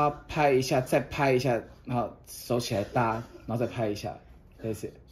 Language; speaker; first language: Chinese; native; Chinese